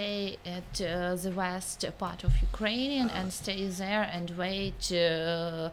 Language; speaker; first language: English; non-native, learner; Ukrainian